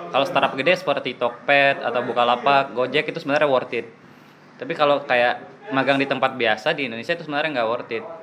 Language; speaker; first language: Indonesian; native; Indonesian